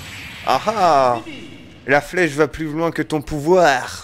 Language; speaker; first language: French; native; French